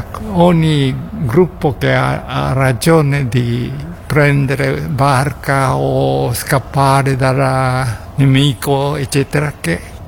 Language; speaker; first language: Italian; non-native, learner; Japanese